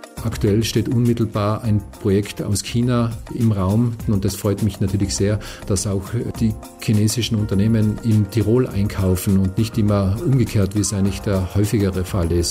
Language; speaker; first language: German; native; German